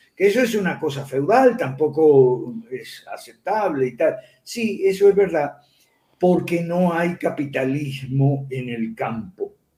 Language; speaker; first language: Spanish; native; Spanish